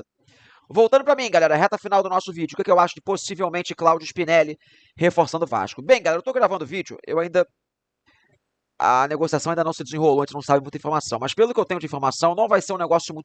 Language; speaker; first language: Portuguese; native; Portuguese